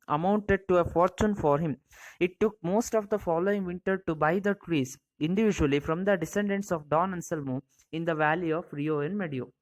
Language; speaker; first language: English; non-native, local second language; Kannada